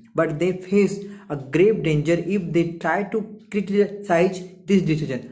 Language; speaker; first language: Hindi; native; Hindi